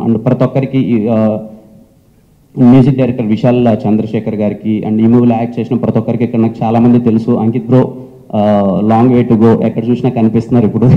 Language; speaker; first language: Telugu; native; Telugu